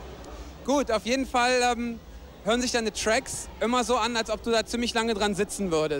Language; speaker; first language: German; native; German